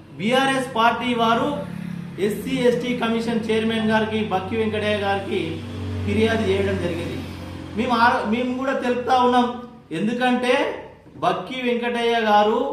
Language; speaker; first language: Telugu; native; Telugu